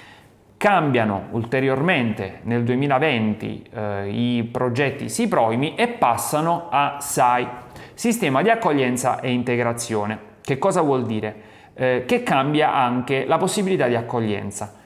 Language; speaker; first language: Italian; native; Italian